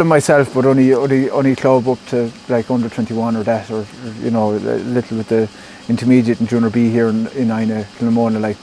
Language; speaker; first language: English; native; English